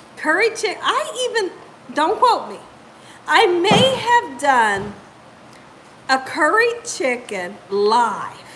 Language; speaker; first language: English; native; English